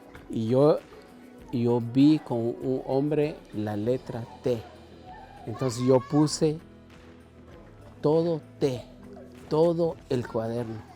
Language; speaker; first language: Spanish; non-native, local second language; Kʼicheʼ